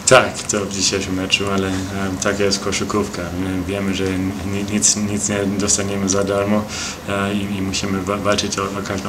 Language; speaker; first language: Polish; early bilingual, heritage; Polish